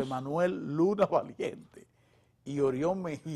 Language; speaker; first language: Spanish; native; Spanish